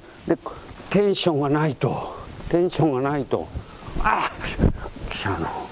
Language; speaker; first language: Japanese; native; Japanese